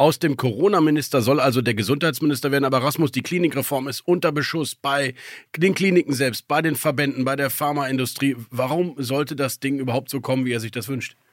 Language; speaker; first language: German; native; German